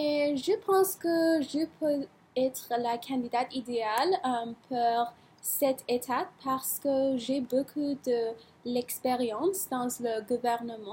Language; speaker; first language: French; non-native, learner; English